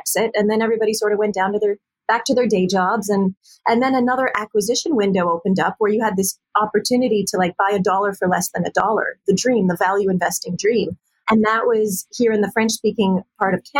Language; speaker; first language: English; native; English